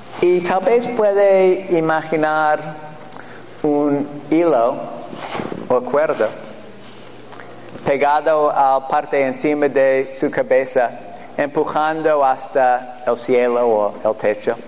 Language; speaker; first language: Spanish; non-native, fluent; English